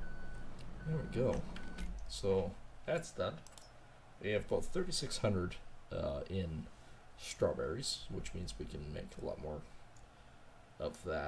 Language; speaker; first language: English; native; English